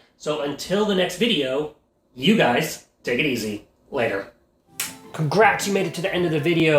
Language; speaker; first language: English; native; English